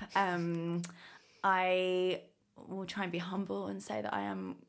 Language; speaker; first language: English; native; English